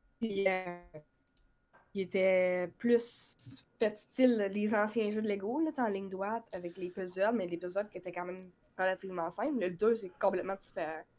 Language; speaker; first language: French; native; French